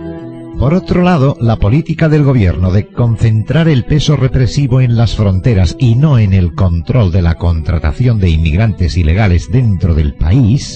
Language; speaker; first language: Spanish; native; Spanish